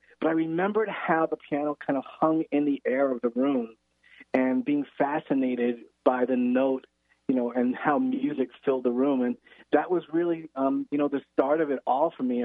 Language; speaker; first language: English; native; English